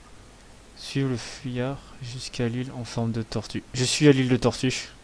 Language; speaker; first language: French; native; French